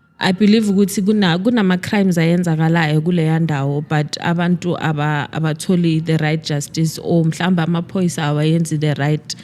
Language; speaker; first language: Zulu; native; Zulu